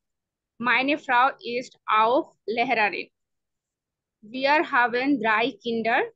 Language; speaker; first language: German; non-native, learner; Bangla